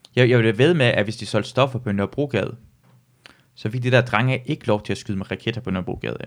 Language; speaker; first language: Danish; native; Danish